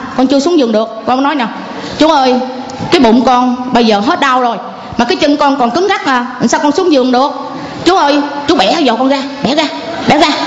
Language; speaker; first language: Vietnamese; non-native, local second language; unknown